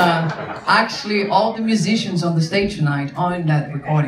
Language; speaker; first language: English; non-native, fluent; Portuguese